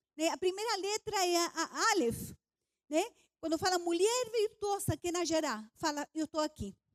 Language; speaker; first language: Portuguese; non-native, fluent; Spanish